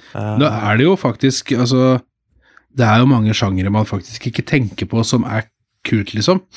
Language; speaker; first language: Norwegian; native; Norwegian